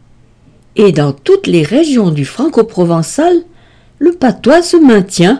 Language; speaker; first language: French; native; French